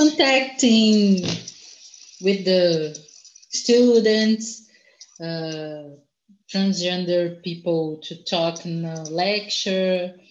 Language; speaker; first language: English; non-native, learner; Portuguese